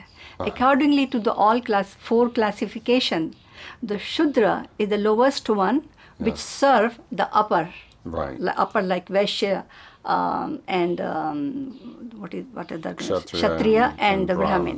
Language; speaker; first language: English; non-native, local second language; Hindi